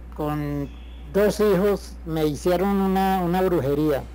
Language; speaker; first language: Spanish; native; Spanish